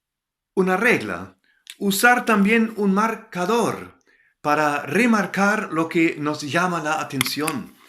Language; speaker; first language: Spanish; non-native, fluent; German